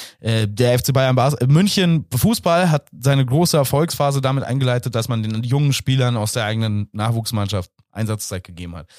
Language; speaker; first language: German; native; German